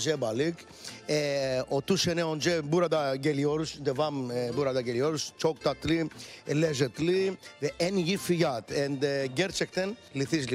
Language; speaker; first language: Turkish; non-native, learner; Greek